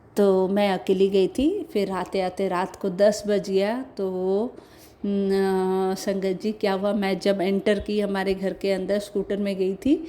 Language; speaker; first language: Hindi; non-native, local second language; Odia